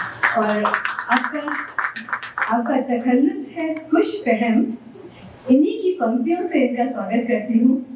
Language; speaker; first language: Hindi; native; Hindi